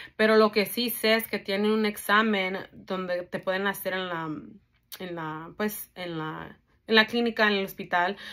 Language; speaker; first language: Spanish; early bilingual, heritage; Spanish